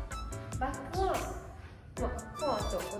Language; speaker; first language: Japanese; native; Japanese